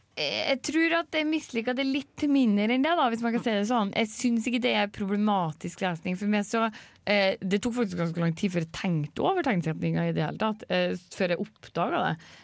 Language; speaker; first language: Norwegian; native; Norwegian